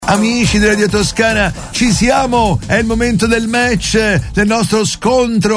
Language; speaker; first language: Italian; native; Italian